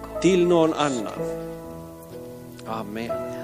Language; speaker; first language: Swedish; non-native, fluent; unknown